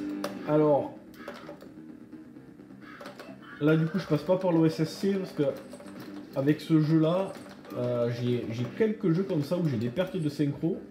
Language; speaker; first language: French; native; French